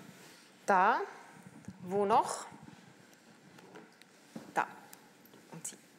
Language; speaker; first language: German; native; German